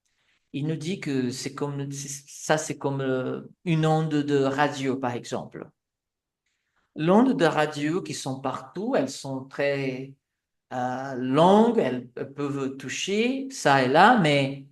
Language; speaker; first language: French; non-native, fluent; Portuguese